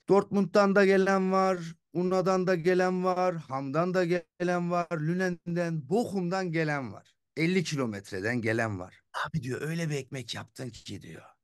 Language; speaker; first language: Turkish; early bilingual, heritage; Turkish